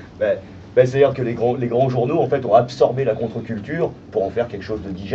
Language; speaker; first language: French; native; French